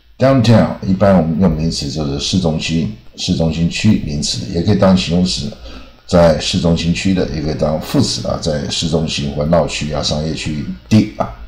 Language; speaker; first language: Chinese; native; Chinese